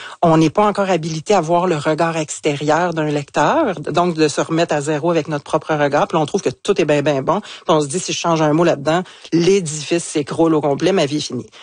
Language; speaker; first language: French; native; French